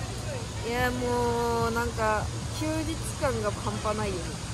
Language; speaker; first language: Japanese; native; Japanese